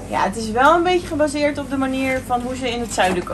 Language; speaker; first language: Dutch; early bilingual, other home language; Italian